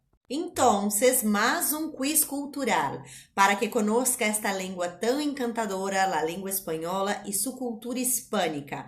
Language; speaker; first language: Spanish; non-native, fluent; Portuguese